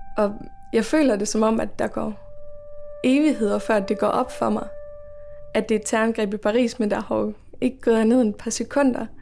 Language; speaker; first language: Danish; native; Danish